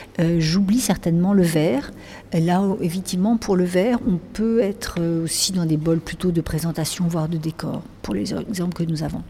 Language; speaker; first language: French; native; French